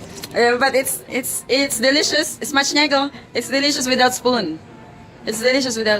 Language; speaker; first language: English; non-native, local second language; Filipino